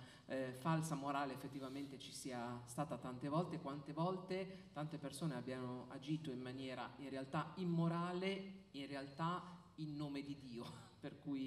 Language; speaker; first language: Italian; native; Italian